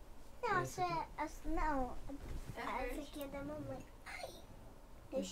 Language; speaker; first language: Portuguese; early bilingual, heritage; Portuguese